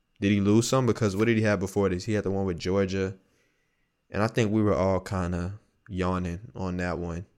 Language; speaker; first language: English; native; English